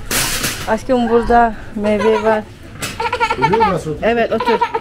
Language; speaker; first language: Turkish; non-native, learner; Indonesian